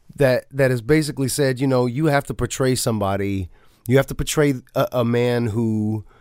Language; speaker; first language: English; native; English